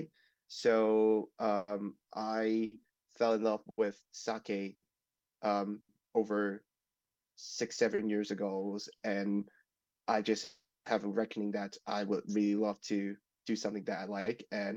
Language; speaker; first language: English; non-native, local second language; Cantonese